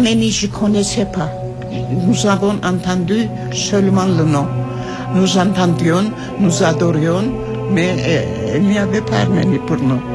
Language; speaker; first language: French; early bilingual, other home language; Armenian